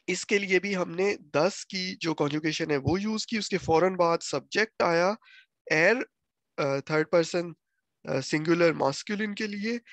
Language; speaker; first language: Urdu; non-native, local second language; Punjabi